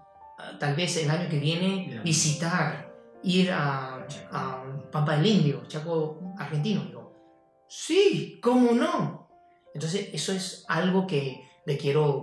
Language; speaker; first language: Spanish; non-native, fluent; Chinese